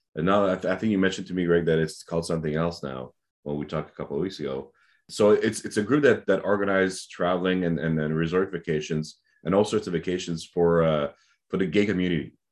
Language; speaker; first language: English; non-native, fluent; French